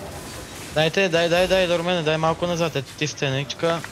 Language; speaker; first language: Bulgarian; native; Bulgarian